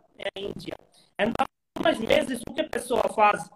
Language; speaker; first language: Portuguese; non-native, learner; Hindi